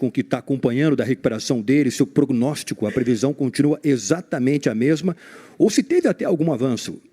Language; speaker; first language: Portuguese; native; Portuguese